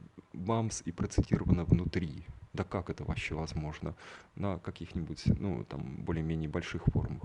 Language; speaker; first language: Russian; native; Russian